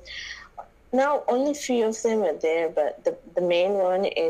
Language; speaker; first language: English; non-native, local second language; Manipuri